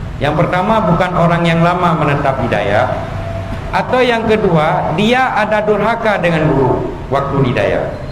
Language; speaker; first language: Malay; non-native, local second language; Achinese